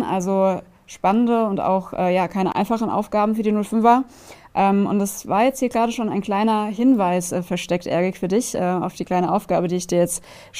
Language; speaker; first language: German; native; German